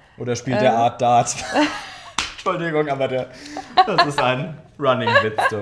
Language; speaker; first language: German; native; German